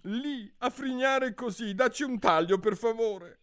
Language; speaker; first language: Italian; native; Italian